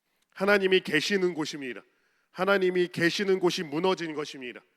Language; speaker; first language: Korean; native; Korean